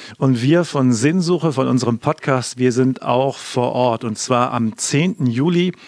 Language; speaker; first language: German; native; German